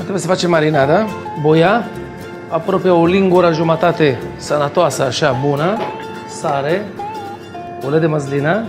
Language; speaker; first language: Romanian; non-native, fluent; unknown